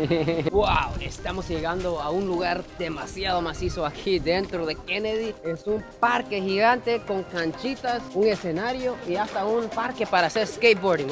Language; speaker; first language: Spanish; non-native, fluent; Japanese